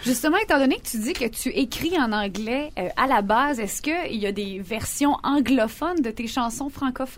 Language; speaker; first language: French; native; French